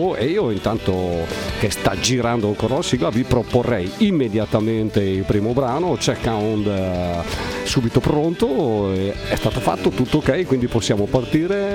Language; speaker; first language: Italian; native; Italian